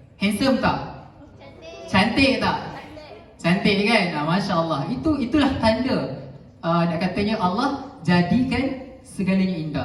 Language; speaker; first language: Malay; native; Malay